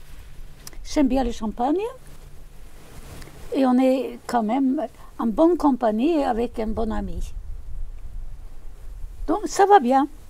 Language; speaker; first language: French; non-native, fluent; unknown